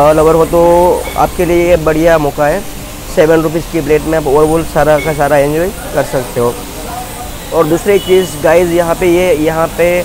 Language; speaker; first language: Hindi; non-native, local second language; Gujarati